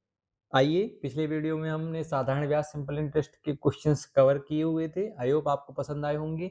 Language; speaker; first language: Hindi; native; Hindi